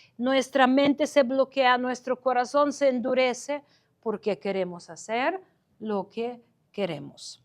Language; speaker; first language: Spanish; non-native, fluent; Ukrainian